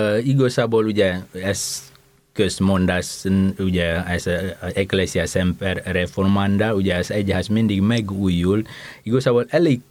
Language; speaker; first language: Hungarian; non-native, fluent; Indonesian